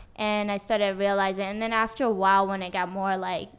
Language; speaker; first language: English; non-native, fluent; Swedish